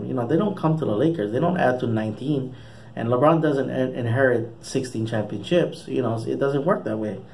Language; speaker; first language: English; native; English